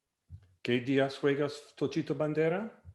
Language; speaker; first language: Spanish; non-native, fluent; English